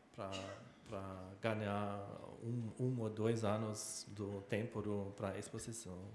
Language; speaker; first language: Portuguese; non-native, learner; German